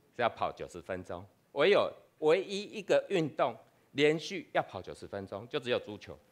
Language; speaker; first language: Chinese; non-native, fluent; Spanish